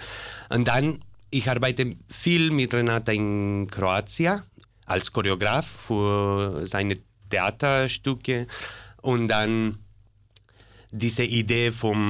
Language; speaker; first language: German; non-native, learner; Spanish